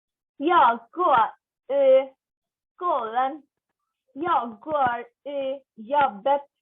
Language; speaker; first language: Swedish; non-native, learner; Bangla